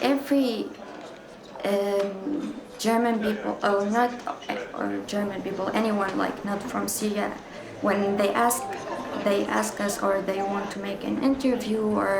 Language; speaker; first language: English; non-native, fluent; Arabic